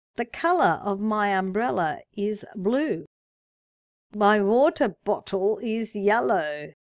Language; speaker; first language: English; native; English